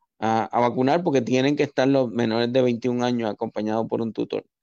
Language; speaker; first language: Spanish; native; Spanish